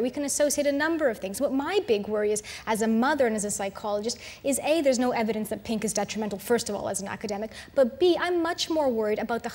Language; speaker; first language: English; native; English